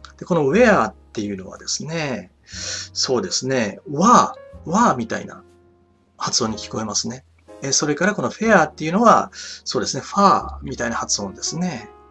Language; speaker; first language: Japanese; native; Japanese